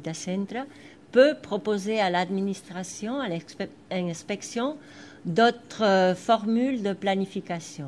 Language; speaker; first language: French; non-native, fluent; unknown